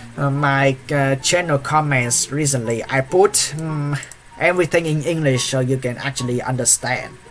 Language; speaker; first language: English; non-native, learner; Vietnamese